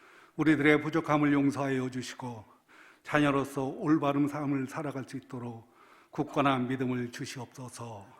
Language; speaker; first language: Korean; native; Korean